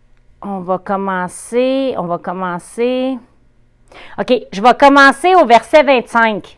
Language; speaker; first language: French; native; French